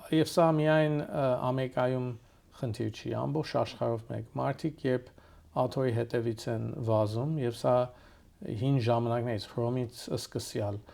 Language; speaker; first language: Armenian; early bilingual, heritage; Armenian